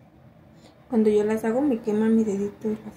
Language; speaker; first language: Spanish; native; Spanish